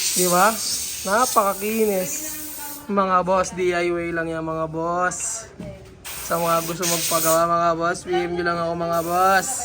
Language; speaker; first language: Filipino; native; Filipino